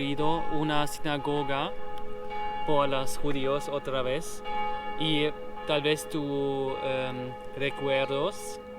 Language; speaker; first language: Spanish; non-native, learner; German